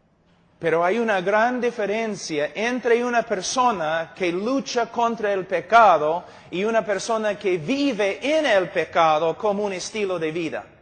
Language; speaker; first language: Spanish; non-native, fluent; English